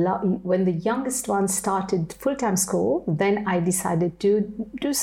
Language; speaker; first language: English; non-native, fluent; French